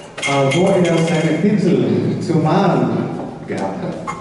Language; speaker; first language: German; non-native, fluent; Slovenian